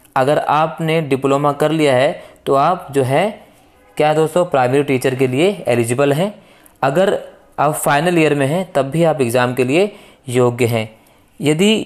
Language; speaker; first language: Hindi; native; Hindi